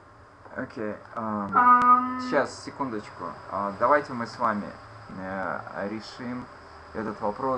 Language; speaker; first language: Russian; native; Russian